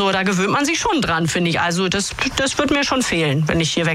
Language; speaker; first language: German; native; German